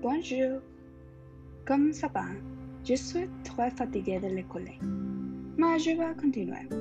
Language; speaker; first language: French; non-native, learner; Spanish